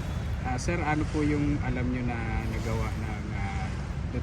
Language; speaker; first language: Filipino; native; Filipino